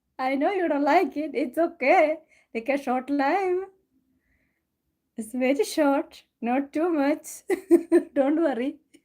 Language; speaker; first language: English; non-native, local second language; Malayalam